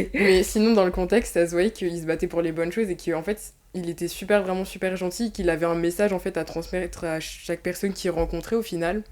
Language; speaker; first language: French; native; French